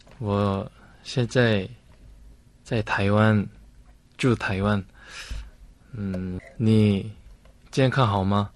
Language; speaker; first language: Chinese; non-native, learner; Korean